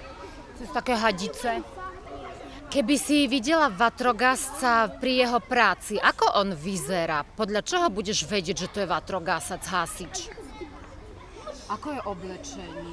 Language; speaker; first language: Slovak; native; Slovak